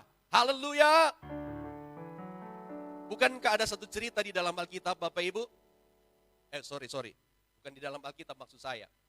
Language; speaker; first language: Indonesian; native; Indonesian